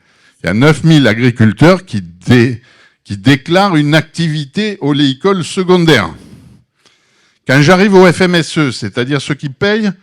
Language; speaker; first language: French; native; French